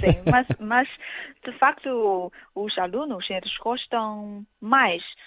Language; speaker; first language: Portuguese; non-native, fluent; Chinese